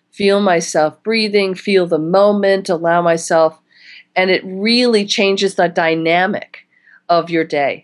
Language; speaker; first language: English; native; English